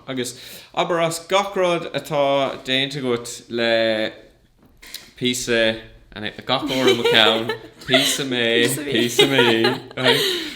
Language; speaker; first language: Irish; non-native, local second language; English